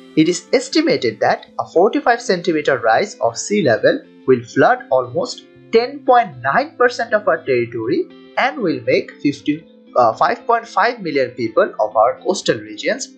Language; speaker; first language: English; non-native, local second language; Bangla